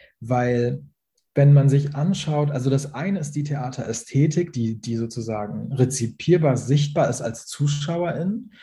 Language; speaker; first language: German; early bilingual, other home language; Persian